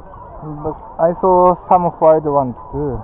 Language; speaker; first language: English; non-native, learner; Japanese